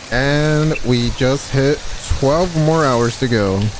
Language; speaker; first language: English; native; English